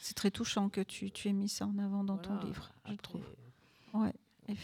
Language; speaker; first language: French; native; French